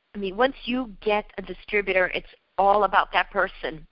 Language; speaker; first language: English; native; English